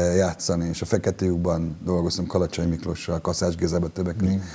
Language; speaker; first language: Hungarian; native; Hungarian